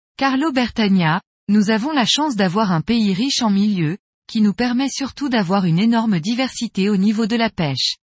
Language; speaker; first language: French; native; French